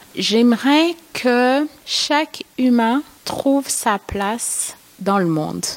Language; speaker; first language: French; native; French